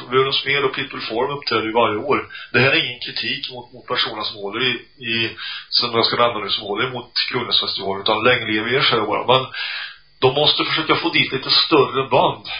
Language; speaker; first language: Swedish; native; Swedish